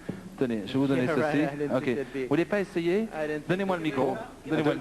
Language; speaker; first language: French; native; French